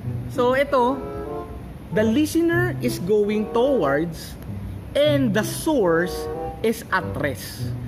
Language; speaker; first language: English; non-native, local second language; Filipino